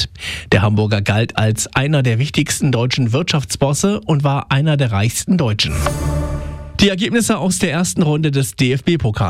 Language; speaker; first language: German; native; German